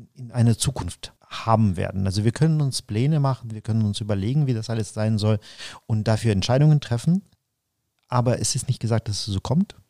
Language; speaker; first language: German; non-native, fluent; Ukrainian